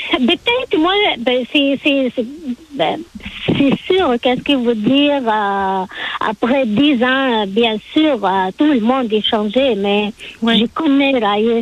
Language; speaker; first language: French; non-native, learner; Arabic